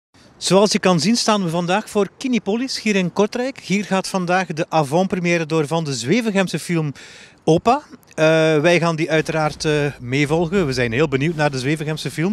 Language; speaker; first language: Dutch; native; Dutch